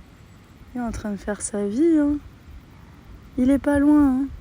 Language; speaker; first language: French; native; French